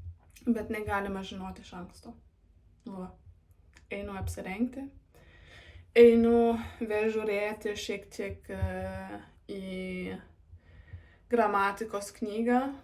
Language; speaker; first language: Lithuanian; non-native, learner; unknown